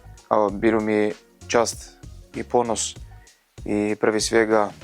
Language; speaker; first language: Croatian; non-native, learner; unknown